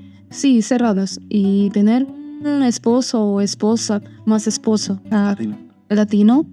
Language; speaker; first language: Spanish; non-native, learner; Armenian